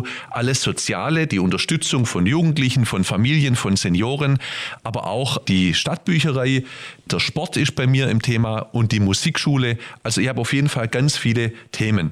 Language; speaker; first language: German; native; German